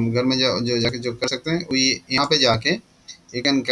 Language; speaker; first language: Hindi; non-native, local second language; Bangla